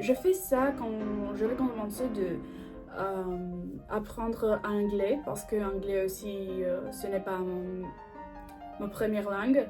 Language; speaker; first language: French; non-native, learner; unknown